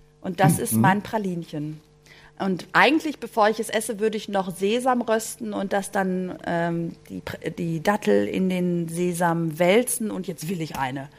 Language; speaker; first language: German; early bilingual, other home language; Greek